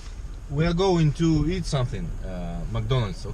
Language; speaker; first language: English; non-native, learner; Russian